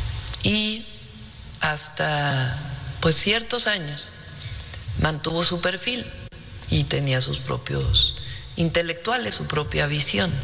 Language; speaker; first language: Spanish; native; Spanish